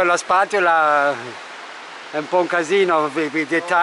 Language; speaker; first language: Italian; non-native, fluent; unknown